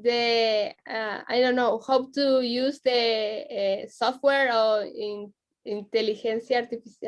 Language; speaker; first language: English; non-native, learner; Spanish